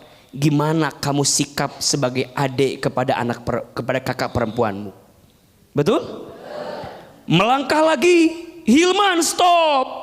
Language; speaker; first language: Indonesian; native; Indonesian